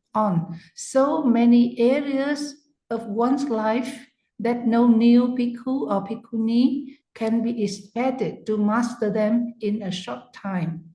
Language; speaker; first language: English; non-native, fluent; Vietnamese